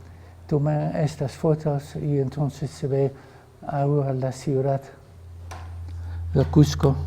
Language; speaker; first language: Spanish; non-native, fluent; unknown